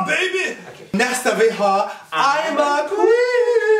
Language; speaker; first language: Swedish; non-native, fluent; English